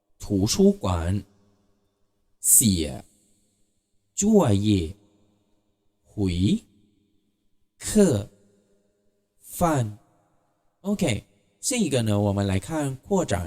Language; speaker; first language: Chinese; non-native, fluent; Thai